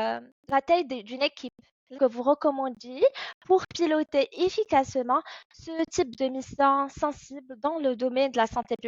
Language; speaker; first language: French; non-native, fluent; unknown